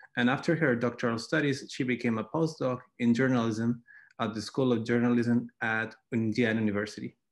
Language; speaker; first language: English; non-native, fluent; Spanish